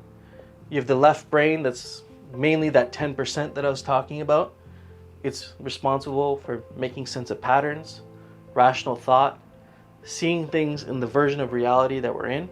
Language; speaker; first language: English; native; English